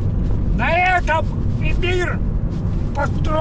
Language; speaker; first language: Russian; native; Russian